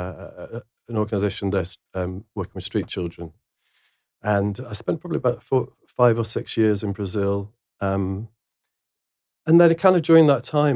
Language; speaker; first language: English; native; English